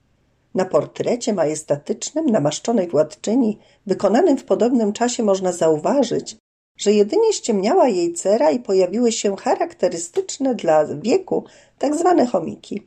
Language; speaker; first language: Polish; native; Polish